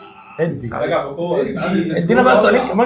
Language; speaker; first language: Arabic; native; Arabic